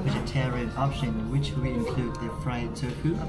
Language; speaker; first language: English; non-native, fluent; Vietnamese